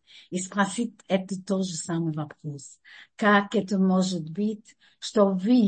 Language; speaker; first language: Russian; non-native, fluent; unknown